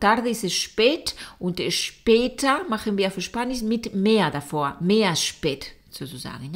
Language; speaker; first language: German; non-native, fluent; Spanish